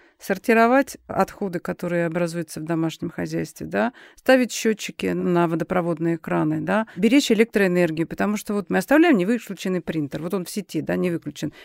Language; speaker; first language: Russian; native; Russian